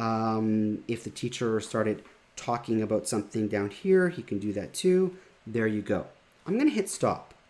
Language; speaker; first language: English; native; English